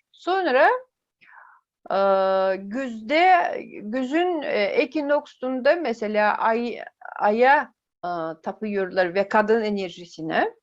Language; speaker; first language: Turkish; non-native, fluent; Yakut